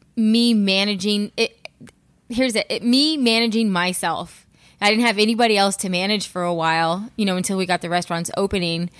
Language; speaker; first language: English; native; English